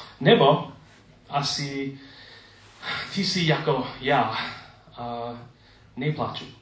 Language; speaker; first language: Czech; non-native, learner; English